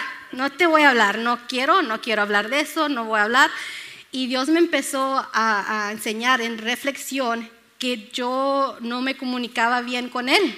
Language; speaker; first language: Spanish; early bilingual, other home language; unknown